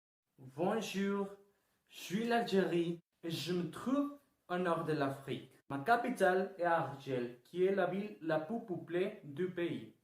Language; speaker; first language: French; non-native, fluent; Portuguese